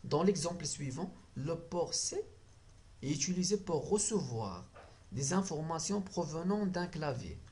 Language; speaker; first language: French; non-native, local second language; Arabic